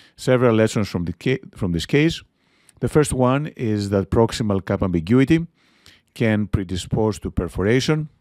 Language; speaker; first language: English; non-native, fluent; Greek